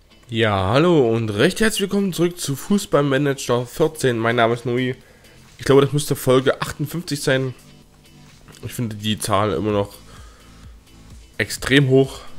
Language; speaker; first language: German; native; German